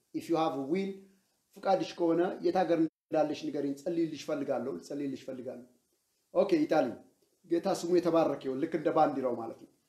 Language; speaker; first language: Amharic; native; Amharic